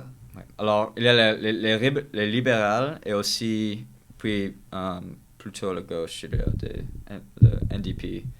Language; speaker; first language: French; non-native, local second language; English